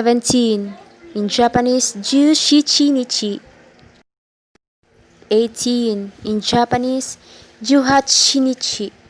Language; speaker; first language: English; non-native, local second language; Filipino